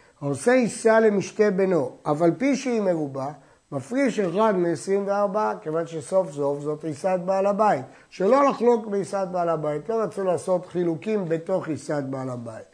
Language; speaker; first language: Hebrew; native; Hebrew